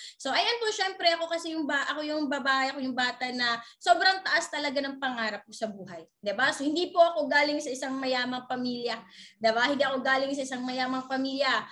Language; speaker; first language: Filipino; non-native, local second language; Waray